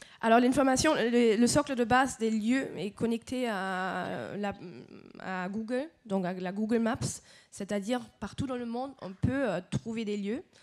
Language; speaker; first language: French; non-native, fluent; German